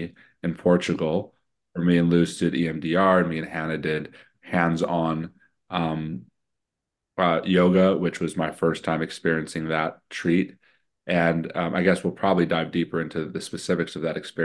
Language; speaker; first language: English; native; English